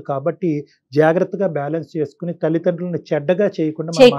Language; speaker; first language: Telugu; native; Telugu